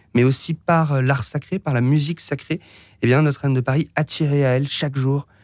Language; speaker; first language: French; native; French